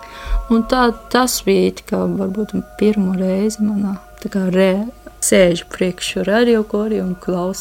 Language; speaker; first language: Latvian; non-native, learner; Japanese